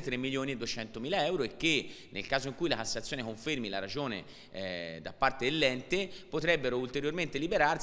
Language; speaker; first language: Italian; native; Italian